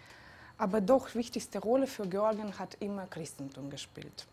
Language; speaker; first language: German; non-native, fluent; Georgian